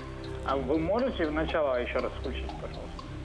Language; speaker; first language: Russian; native; Russian